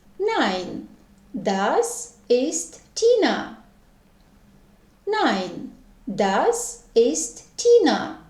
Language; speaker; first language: German; non-native, fluent; Ukrainian